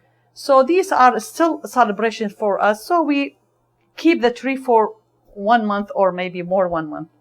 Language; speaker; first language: English; non-native, fluent; Arabic